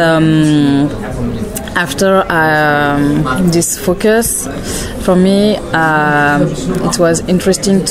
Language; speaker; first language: English; non-native, learner; French